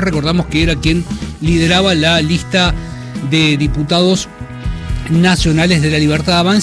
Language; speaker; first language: Spanish; native; Spanish